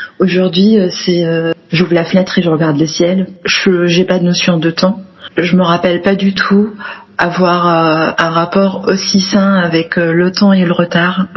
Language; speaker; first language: French; non-native, local second language; Arabic